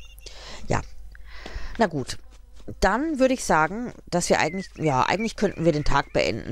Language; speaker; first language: German; native; German